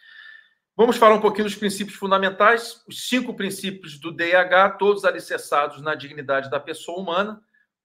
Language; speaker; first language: Portuguese; native; Portuguese